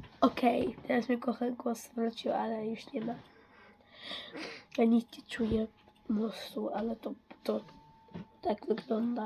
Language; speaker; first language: Polish; early bilingual, heritage; Dutch